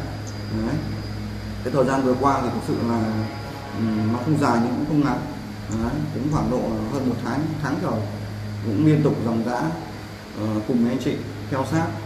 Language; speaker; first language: Vietnamese; native; Vietnamese